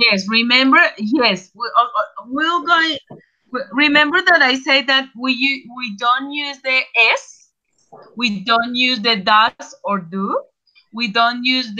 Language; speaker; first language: English; non-native, fluent; Spanish